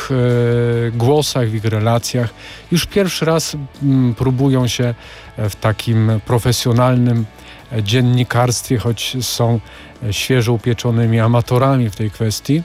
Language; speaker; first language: Polish; native; Polish